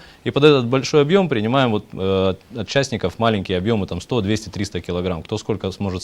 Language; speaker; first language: Russian; native; Russian